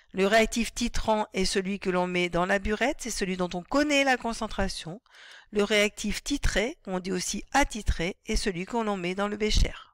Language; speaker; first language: French; native; French